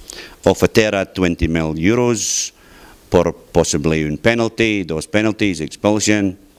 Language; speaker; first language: Spanish; non-native, learner; English